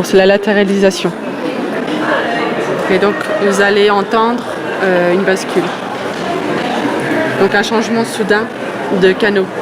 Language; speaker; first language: French; native; French